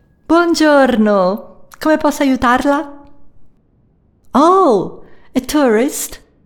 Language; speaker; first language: Italian; native; Italian